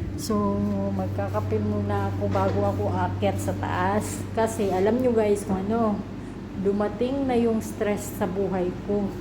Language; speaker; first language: Filipino; non-native, local second language; Cebuano